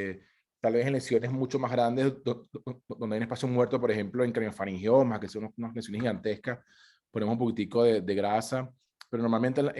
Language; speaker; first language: Spanish; native; Spanish